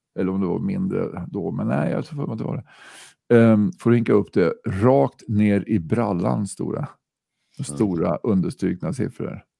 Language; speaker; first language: Swedish; native; Swedish